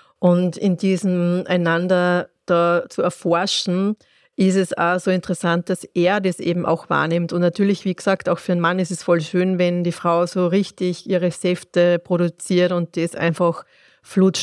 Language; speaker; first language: German; native; German